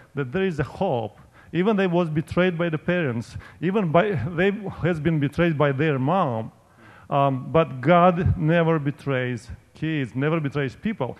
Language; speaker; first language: English; non-native, fluent; Romanian